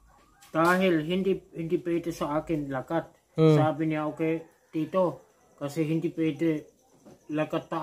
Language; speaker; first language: Filipino; non-native, learner; German